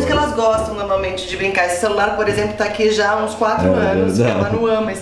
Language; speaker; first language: Portuguese; native; Portuguese